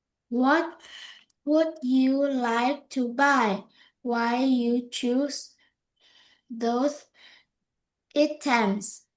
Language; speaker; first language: English; non-native, learner; Vietnamese